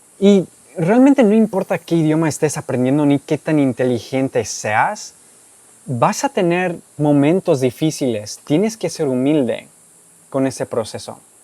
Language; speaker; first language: Spanish; non-native, fluent; English